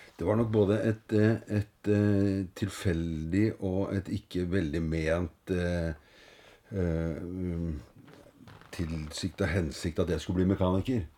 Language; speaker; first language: Norwegian; native; Norwegian